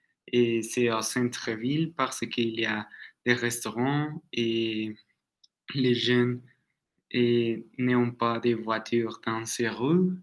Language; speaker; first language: French; non-native, learner; Spanish